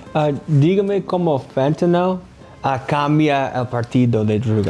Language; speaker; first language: Spanish; non-native, learner; English